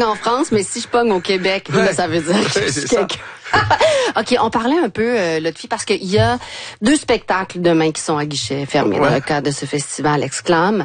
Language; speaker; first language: French; native; French